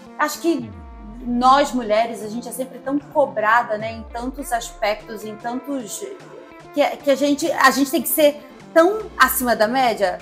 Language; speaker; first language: Portuguese; native; Portuguese